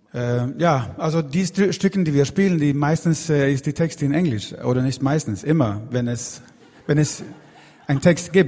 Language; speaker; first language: German; non-native, learner; Swedish